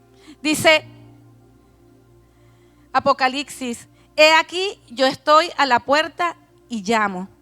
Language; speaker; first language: Spanish; native; Spanish